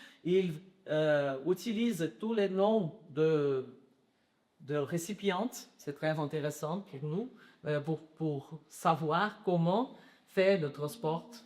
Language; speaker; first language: French; non-native, learner; Portuguese